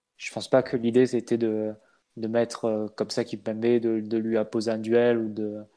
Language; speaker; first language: French; native; French